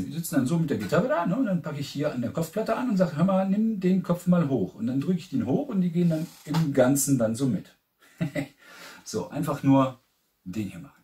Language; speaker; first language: German; native; German